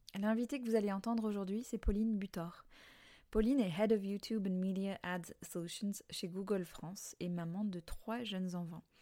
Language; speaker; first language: French; native; French